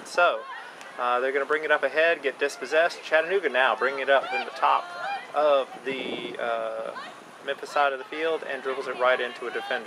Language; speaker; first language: English; native; English